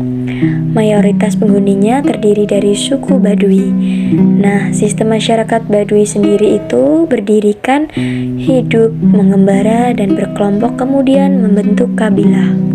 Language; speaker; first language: Indonesian; native; Indonesian